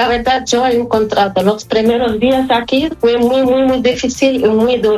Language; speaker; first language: Spanish; non-native, fluent; Arabic